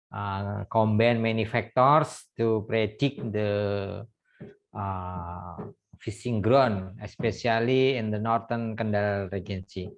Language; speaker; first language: English; non-native, fluent; Indonesian